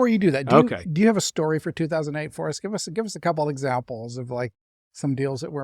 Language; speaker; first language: English; native; English